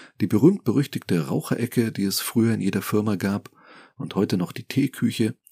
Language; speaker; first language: German; native; German